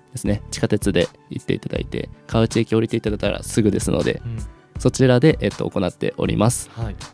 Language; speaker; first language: Japanese; native; Japanese